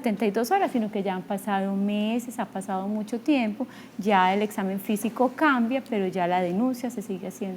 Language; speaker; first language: Spanish; native; Spanish